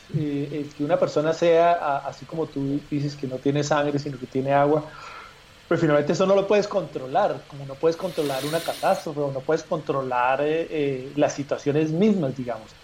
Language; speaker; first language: Spanish; native; Spanish